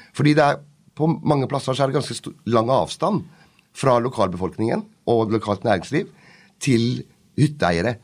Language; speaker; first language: Norwegian; native; Norwegian